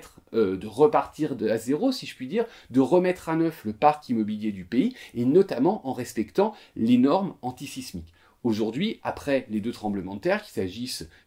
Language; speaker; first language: French; native; French